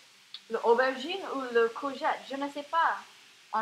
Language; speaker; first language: French; non-native, learner; English